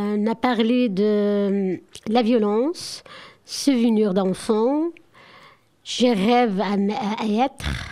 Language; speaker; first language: French; non-native, learner; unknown